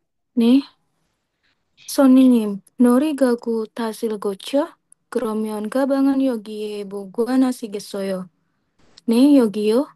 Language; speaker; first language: Korean; non-native, learner; Indonesian